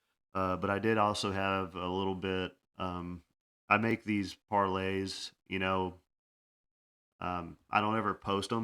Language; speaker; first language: English; native; English